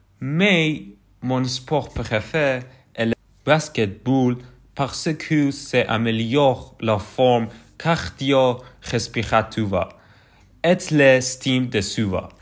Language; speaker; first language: French; non-native, learner; Persian